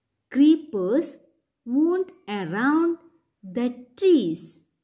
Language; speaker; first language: English; non-native, local second language; Malayalam